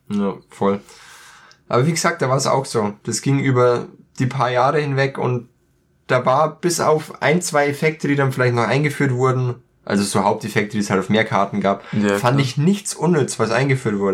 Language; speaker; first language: German; native; German